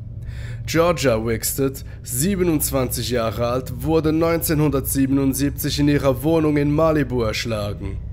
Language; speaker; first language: German; native; German